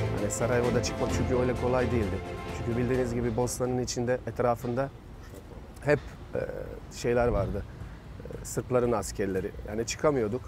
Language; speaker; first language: Turkish; non-native, fluent; Bosnian